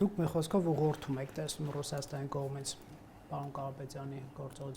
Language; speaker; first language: Armenian; native; Armenian